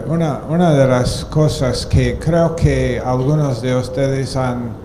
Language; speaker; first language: Spanish; non-native, fluent; English